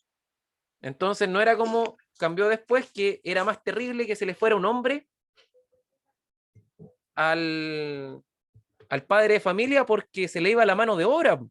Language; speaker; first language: Spanish; native; Spanish